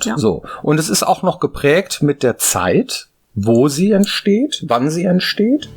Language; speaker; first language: German; native; German